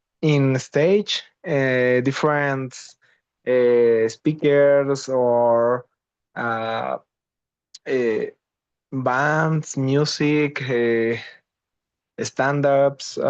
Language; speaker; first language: English; non-native, learner; Spanish